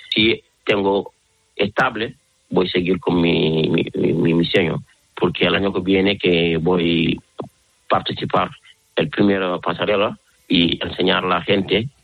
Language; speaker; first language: Spanish; non-native, learner; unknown